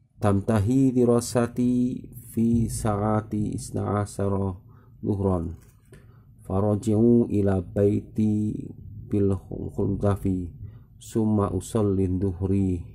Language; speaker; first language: Arabic; non-native, learner; Indonesian